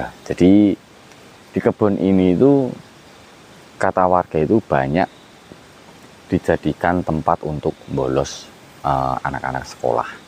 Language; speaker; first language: Indonesian; native; Indonesian